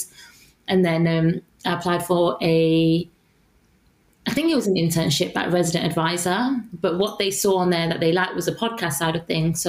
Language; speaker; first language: English; native; English